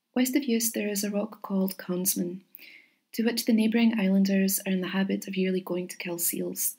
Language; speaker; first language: English; native; English